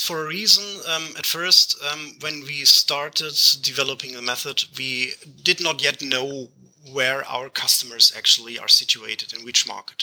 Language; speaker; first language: English; non-native, fluent; German